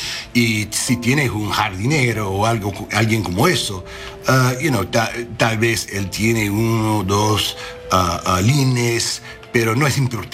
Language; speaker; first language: Spanish; non-native, learner; English